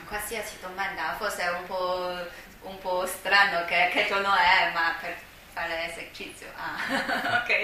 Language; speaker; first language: Italian; non-native, learner; Chinese